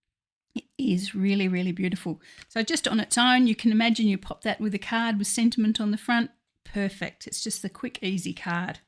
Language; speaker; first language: English; native; English